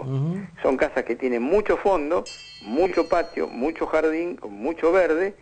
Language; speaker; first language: Spanish; native; Spanish